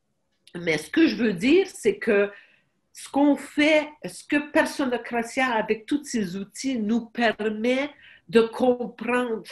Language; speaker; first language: French; non-native, fluent; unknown